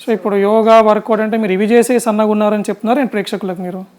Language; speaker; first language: Telugu; native; Telugu